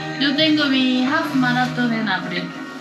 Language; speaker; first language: Spanish; non-native, learner; Korean